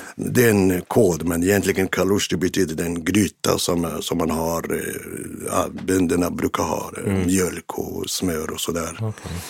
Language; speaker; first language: Swedish; non-native, fluent; Arabic